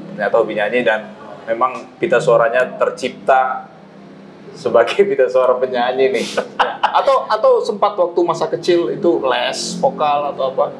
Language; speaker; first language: Indonesian; native; Indonesian